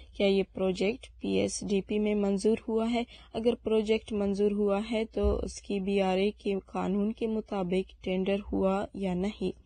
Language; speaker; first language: Urdu; non-native, local second language; Baluchi